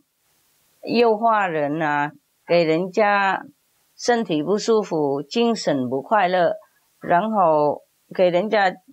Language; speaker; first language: Chinese; non-native, fluent; Vietnamese